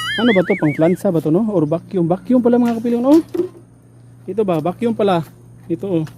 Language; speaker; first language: Filipino; non-native, local second language; Cebuano